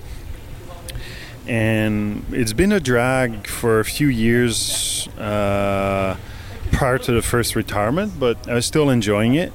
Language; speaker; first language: English; native; English